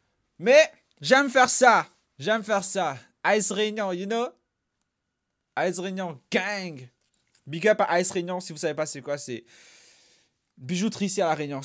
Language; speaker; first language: French; native; French